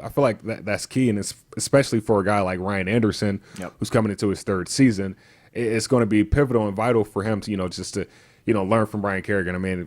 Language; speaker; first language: English; native; English